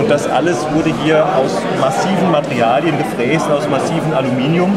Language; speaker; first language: German; native; German